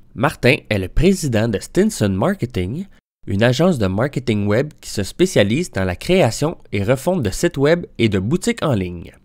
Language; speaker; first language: French; native; French